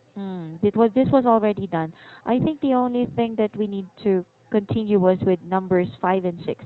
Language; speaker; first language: English; non-native, fluent; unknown